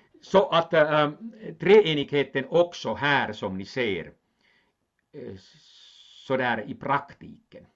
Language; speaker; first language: Swedish; non-native, local second language; Finnish